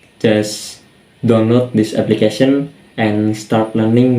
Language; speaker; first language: English; non-native, learner; Indonesian